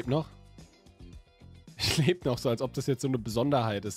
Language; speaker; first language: German; native; German